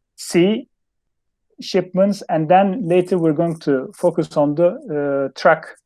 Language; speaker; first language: English; non-native, fluent; Turkish